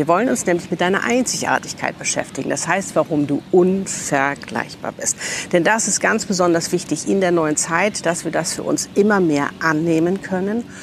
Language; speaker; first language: German; native; German